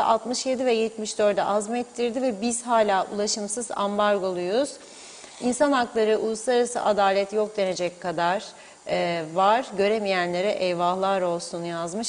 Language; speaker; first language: Turkish; native; Turkish